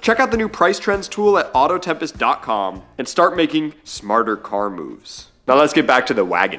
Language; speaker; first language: English; native; English